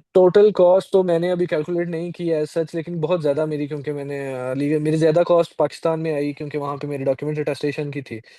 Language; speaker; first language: Urdu; non-native, local second language; Punjabi